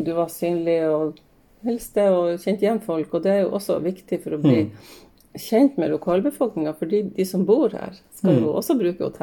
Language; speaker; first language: Norwegian; native; Norwegian